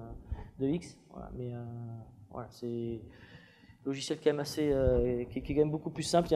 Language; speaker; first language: French; native; French